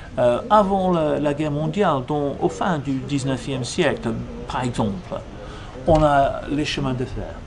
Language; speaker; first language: French; non-native, fluent; English